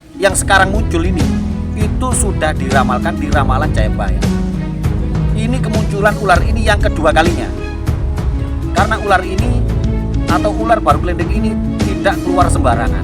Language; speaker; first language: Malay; non-native, local second language; Javanese